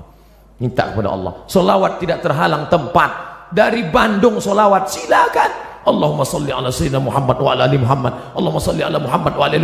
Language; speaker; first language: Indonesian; native; Indonesian